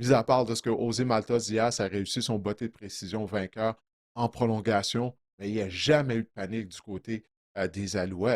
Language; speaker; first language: French; native; French